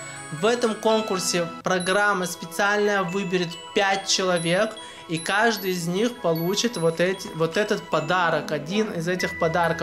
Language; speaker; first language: Russian; native; Russian